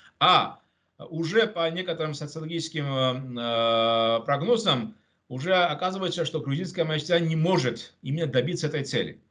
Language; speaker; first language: Russian; non-native, local second language; Georgian